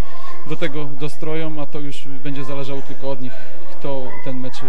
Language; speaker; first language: Polish; native; Polish